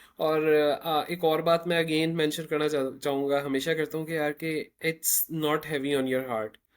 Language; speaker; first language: Urdu; native; Urdu